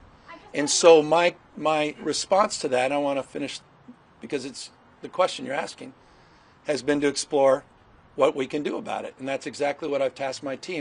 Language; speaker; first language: English; native; English